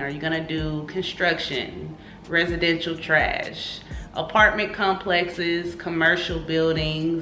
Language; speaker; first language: English; native; English